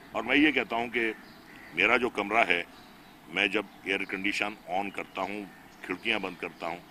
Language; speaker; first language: Hindi; native; Hindi